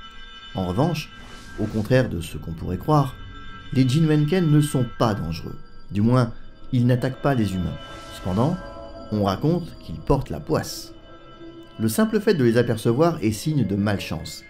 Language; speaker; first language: French; native; French